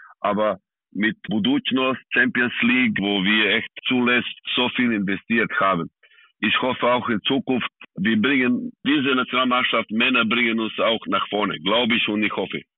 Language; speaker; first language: German; non-native, fluent; Serbian